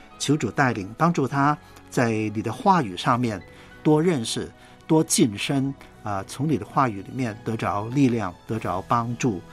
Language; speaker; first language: Chinese; non-native, local second language; Cantonese